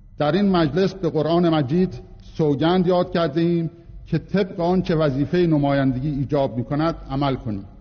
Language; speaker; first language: Persian; non-native, local second language; Azerbaijani